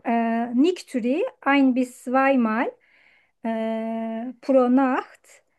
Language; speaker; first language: German; non-native, learner; Turkish